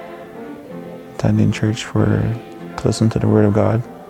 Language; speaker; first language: English; native; English